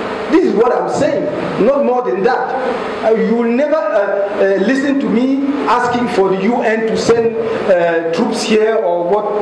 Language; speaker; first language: English; non-native, local second language; French